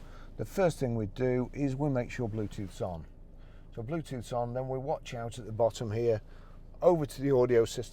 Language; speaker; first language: English; native; English